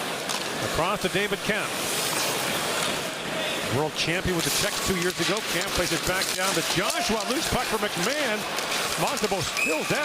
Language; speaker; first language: English; native; English